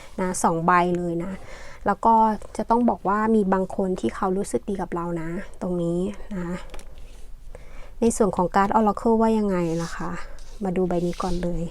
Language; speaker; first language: Thai; native; Thai